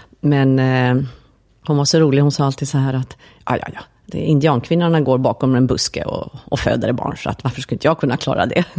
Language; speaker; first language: Swedish; early bilingual, other home language; Finnish